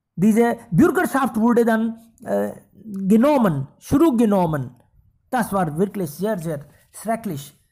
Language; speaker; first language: German; non-native, fluent; Hindi